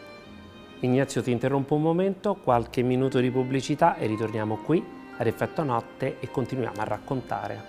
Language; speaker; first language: Italian; native; Italian